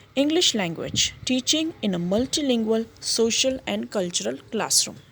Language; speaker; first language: English; non-native, local second language; Gujarati